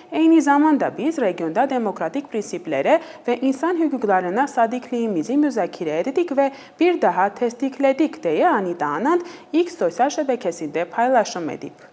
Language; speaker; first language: Azerbaijani; non-native, fluent; Armenian